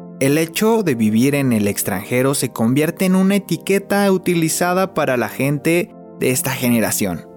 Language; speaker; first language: Spanish; native; Spanish